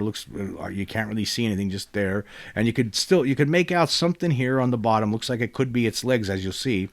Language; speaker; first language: English; native; English